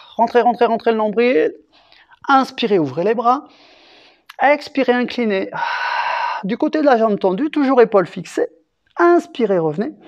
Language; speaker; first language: French; native; French